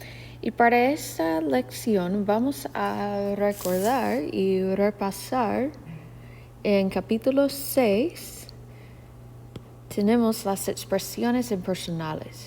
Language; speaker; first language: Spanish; non-native, fluent; English